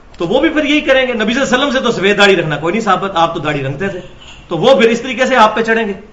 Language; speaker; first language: Urdu; non-native, local second language; Punjabi